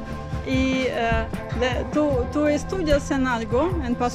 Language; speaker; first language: Spanish; non-native, learner; English